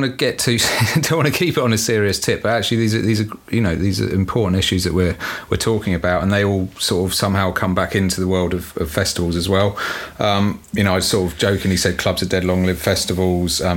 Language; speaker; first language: English; native; English